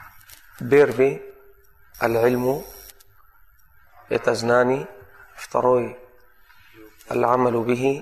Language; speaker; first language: Russian; non-native, fluent; Arabic